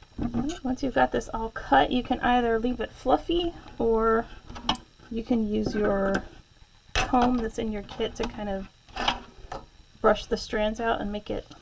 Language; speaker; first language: English; native; English